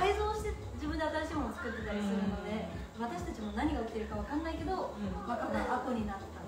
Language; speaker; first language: Japanese; native; Japanese